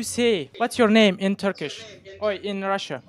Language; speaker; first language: English; non-native, learner; Turkish